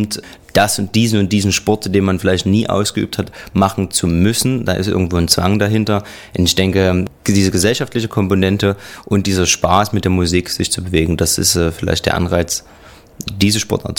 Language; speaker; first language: German; native; German